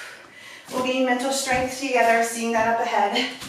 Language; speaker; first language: English; native; English